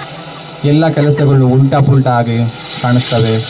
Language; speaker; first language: Kannada; native; Kannada